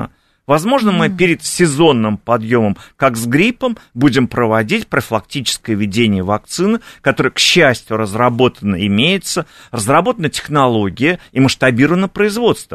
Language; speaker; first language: Russian; native; Russian